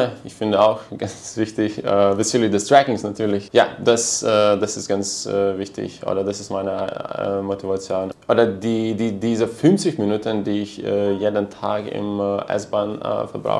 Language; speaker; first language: German; non-native, learner; Lithuanian